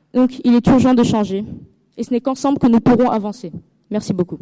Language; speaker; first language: French; early bilingual, heritage; French